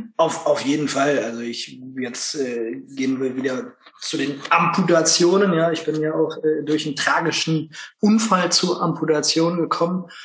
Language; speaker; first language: German; native; German